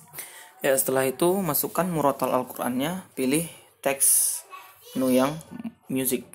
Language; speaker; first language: Indonesian; native; Indonesian